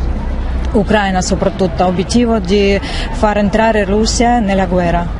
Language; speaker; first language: Italian; non-native, learner; Russian